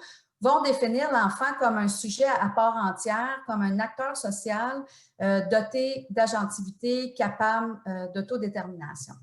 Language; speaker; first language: French; native; French